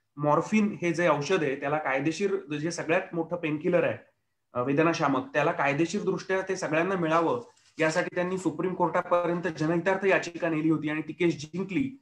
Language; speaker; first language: Marathi; native; Marathi